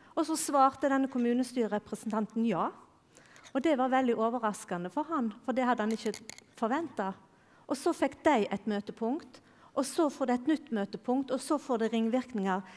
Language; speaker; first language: Norwegian; native; Norwegian